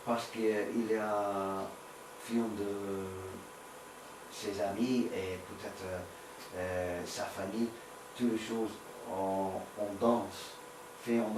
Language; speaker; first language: French; non-native, learner; English